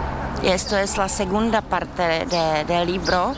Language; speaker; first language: Spanish; non-native, fluent; Czech